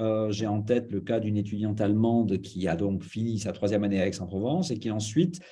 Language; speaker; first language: French; native; French